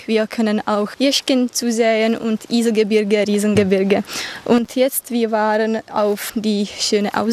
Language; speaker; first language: German; non-native, fluent; Czech